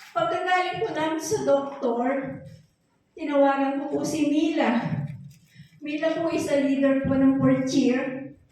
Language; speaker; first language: Filipino; native; Filipino